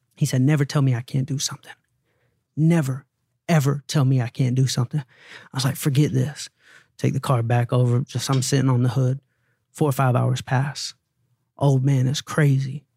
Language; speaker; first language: English; native; English